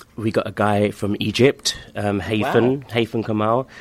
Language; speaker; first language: English; native; English